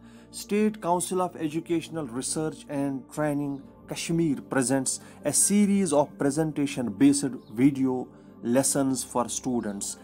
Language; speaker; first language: English; non-native, local second language; Kashmiri